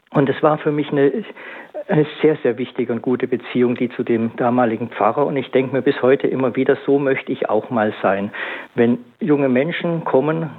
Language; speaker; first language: German; native; German